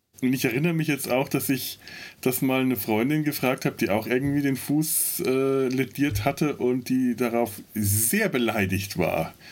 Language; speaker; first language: German; native; German